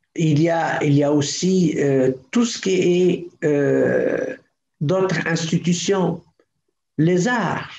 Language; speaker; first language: French; non-native, local second language; Arabic